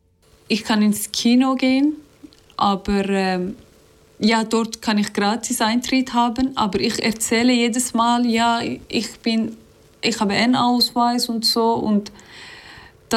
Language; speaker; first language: German; non-native, learner; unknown